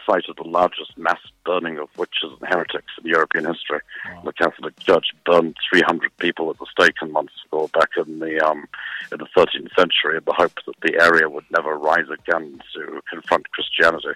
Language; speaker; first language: English; native; English